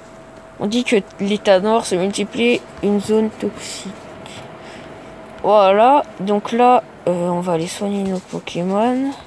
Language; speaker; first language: French; native; French